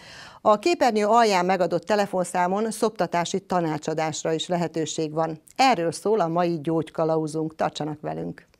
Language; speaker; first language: Hungarian; native; Hungarian